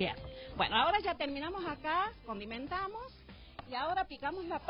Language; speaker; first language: Spanish; native; Spanish